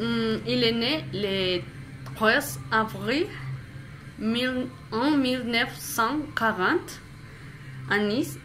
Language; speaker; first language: French; non-native, fluent; Spanish